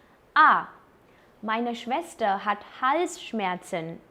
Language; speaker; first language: German; non-native, fluent; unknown